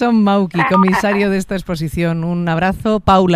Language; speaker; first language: Spanish; native; Spanish